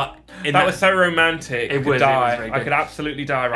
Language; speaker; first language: English; native; English